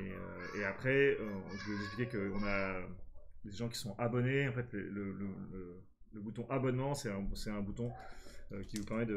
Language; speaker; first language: French; native; French